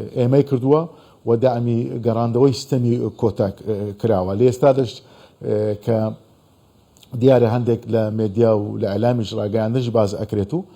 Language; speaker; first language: Central Kurdish; non-native, local second language; Azerbaijani